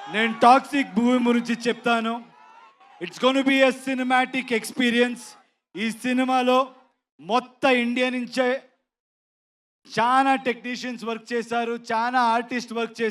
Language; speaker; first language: Telugu; non-native, learner; Kannada